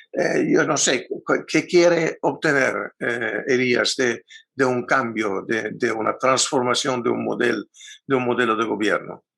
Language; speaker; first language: Spanish; non-native, fluent; Italian